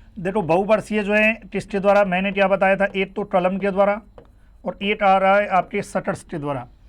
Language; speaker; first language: Hindi; native; Hindi